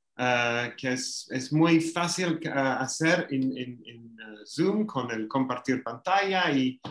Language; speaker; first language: Spanish; non-native, fluent; English